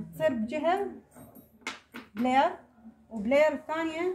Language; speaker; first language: Arabic; native; Arabic